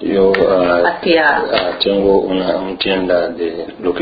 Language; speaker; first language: Spanish; non-native, learner; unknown